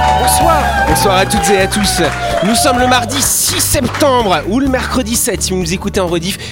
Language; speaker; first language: French; native; French